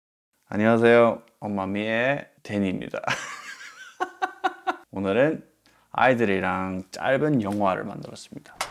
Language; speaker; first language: Korean; non-native, fluent; English